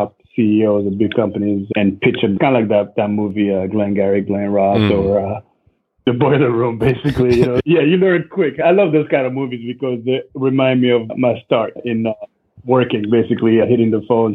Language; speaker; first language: English; non-native, local second language; Kinyarwanda